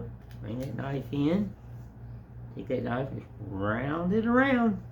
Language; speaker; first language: English; native; English